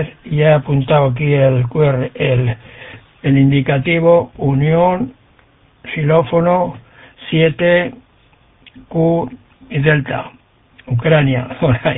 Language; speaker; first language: Spanish; native; Spanish